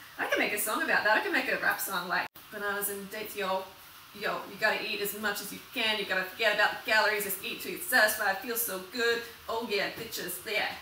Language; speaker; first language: English; native; English